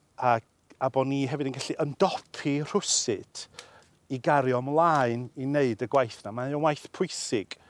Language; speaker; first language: Welsh; native; Welsh